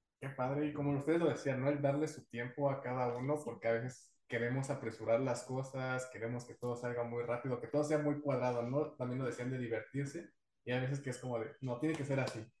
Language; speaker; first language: Spanish; native; Spanish